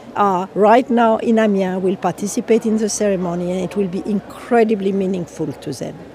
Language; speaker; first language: English; non-native, fluent; French